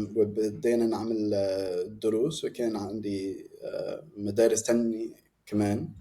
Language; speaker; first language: Egyptian Arabic; non-native, fluent; English